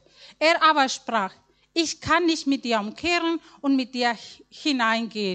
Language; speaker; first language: German; non-native, learner; Spanish